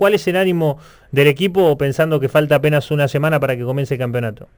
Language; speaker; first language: Spanish; native; Spanish